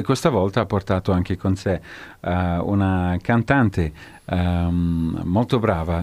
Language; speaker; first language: Italian; native; Italian